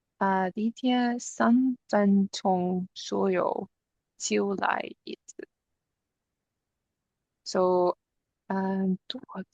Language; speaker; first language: Chinese; non-native, learner; English